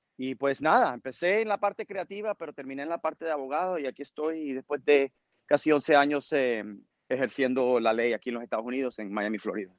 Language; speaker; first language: Spanish; early bilingual, heritage; Spanish